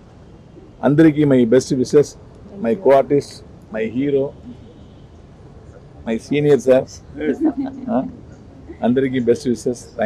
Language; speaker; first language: Telugu; non-native, learner; Tamil